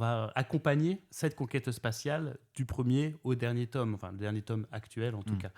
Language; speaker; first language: French; native; French